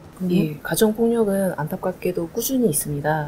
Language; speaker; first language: Korean; native; Korean